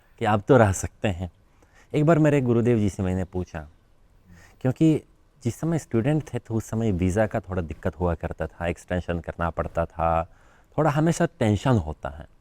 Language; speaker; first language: Hindi; non-native, fluent; Polish